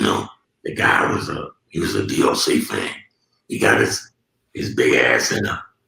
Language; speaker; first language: English; native; English